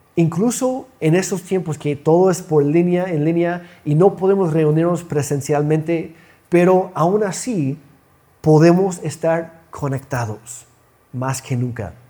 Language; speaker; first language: Spanish; non-native, fluent; English